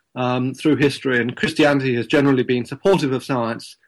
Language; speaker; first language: English; native; English